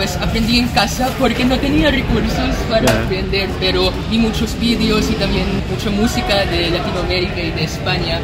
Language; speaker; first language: Spanish; non-native, fluent; Filipino